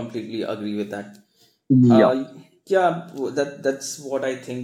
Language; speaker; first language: English; non-native, local second language; Assamese